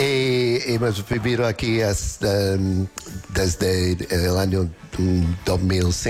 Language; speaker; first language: Spanish; non-native, fluent; English